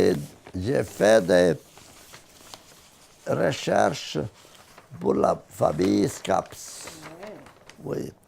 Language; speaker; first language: French; non-native, learner; Latvian